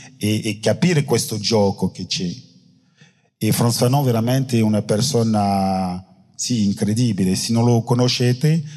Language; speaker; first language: Italian; non-native, fluent; French